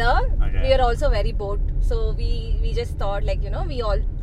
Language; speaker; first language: English; non-native, local second language; Kannada